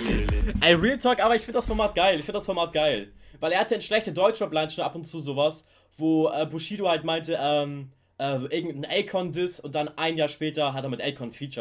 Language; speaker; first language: German; native; German